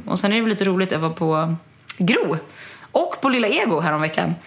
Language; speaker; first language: Swedish; early bilingual, other home language; German